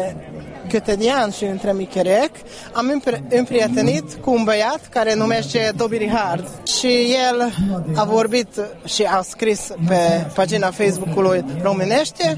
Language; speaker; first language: Romanian; non-native, learner; Hungarian